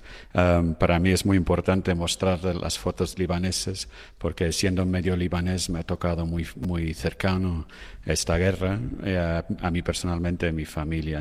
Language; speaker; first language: Spanish; non-native, fluent; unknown